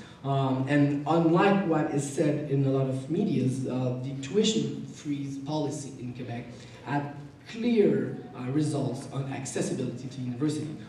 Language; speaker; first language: English; non-native, fluent; French